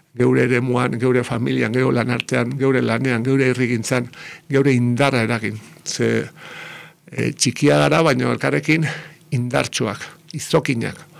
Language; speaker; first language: Basque; native; Basque